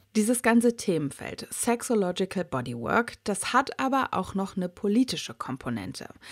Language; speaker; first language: German; native; German